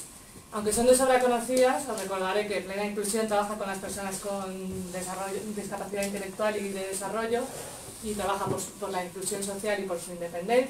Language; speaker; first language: Spanish; native; Spanish